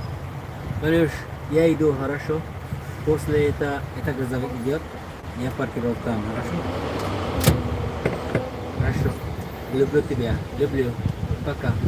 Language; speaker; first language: Russian; non-native, learner; English